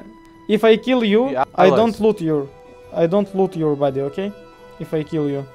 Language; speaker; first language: English; non-native, learner; Russian